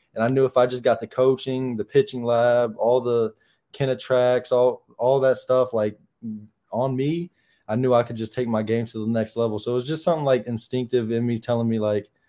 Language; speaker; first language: English; native; English